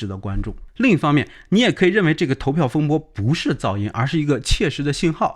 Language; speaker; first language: Chinese; native; Chinese